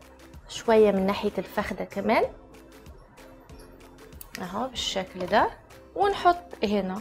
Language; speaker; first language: Arabic; native; Arabic